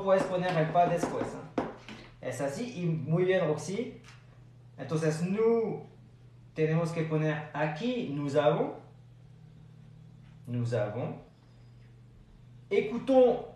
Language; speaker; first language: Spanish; non-native, fluent; French